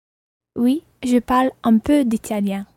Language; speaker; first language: French; non-native, learner; English